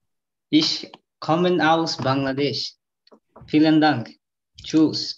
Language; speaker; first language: German; non-native, learner; Bangla